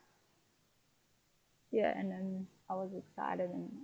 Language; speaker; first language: English; non-native, fluent; Japanese